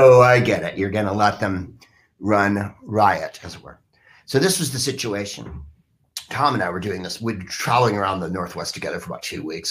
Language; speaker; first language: English; native; English